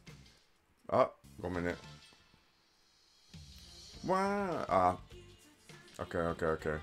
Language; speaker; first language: Japanese; non-native, learner; English